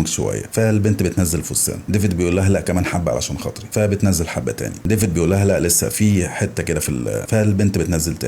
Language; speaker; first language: Arabic; native; Arabic